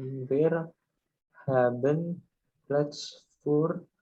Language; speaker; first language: German; non-native, learner; Indonesian